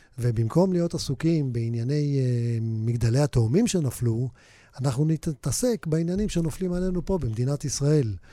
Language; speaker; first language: Hebrew; native; Hebrew